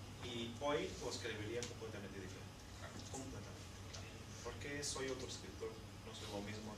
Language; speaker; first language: Spanish; non-native, fluent; Portuguese